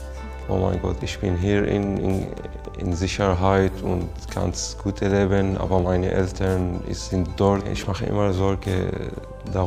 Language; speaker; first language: German; non-native, learner; Arabic